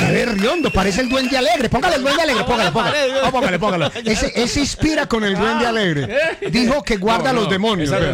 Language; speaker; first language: Spanish; native; Spanish